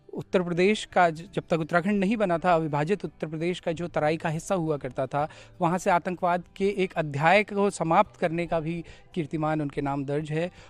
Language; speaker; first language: Hindi; native; Hindi